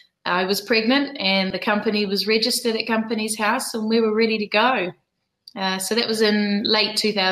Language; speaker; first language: English; native; English